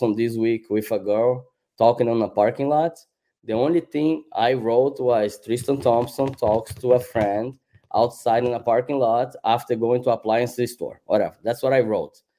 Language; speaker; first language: English; non-native, fluent; Portuguese